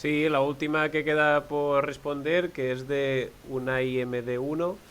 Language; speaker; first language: Spanish; native; Spanish